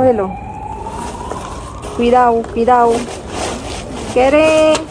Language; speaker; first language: Spanish; non-native, learner; Filipino